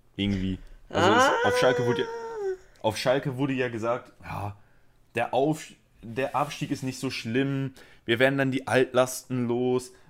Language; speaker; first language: German; early bilingual, other home language; Spanish